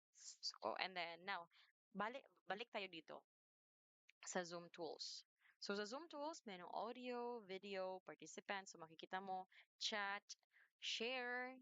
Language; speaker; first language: Filipino; non-native, local second language; Cebuano